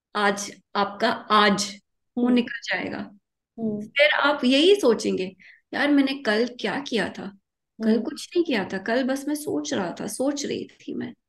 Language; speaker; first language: Hindi; early bilingual, heritage; Hindi